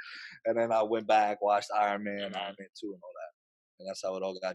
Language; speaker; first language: English; native; English